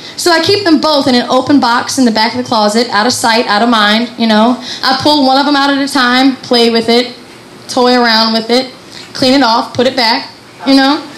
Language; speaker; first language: English; native; English